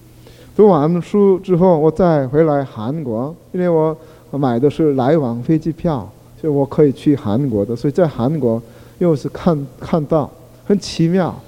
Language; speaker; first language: Chinese; non-native, fluent; Korean